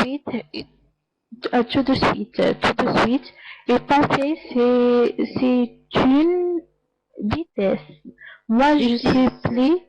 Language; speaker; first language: French; non-native, learner; Arabic